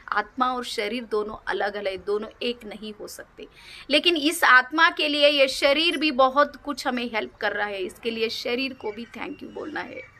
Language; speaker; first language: Hindi; non-native, local second language; Kannada